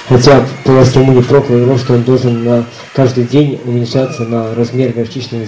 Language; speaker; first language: Russian; native; Russian